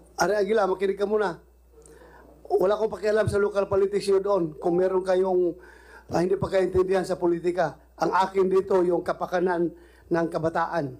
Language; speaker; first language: Filipino; non-native, local second language; Cebuano